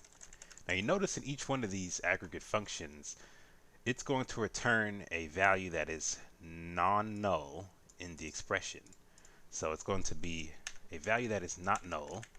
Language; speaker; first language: English; native; English